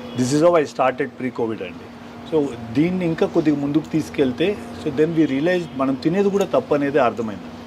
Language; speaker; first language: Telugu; native; Telugu